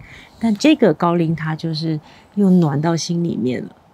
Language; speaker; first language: Chinese; native; Chinese